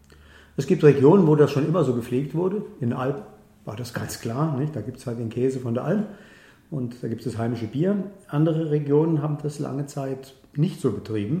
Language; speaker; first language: German; native; German